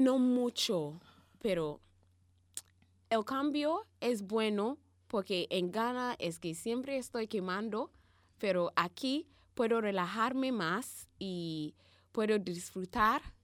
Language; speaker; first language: Spanish; non-native, learner; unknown